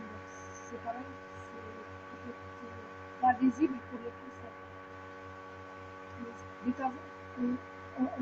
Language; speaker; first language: French; non-native, fluent; Ukrainian